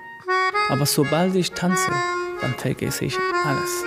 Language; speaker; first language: German; non-native, fluent; Persian